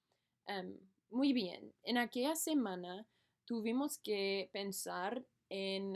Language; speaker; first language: Spanish; non-native, learner; English